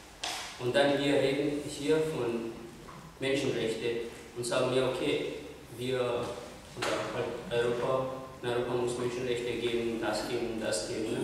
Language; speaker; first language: German; non-native, fluent; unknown